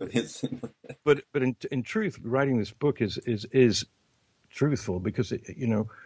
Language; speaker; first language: English; native; English